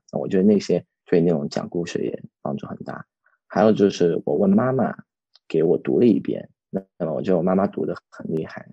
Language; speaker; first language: Chinese; early bilingual, heritage; Chinese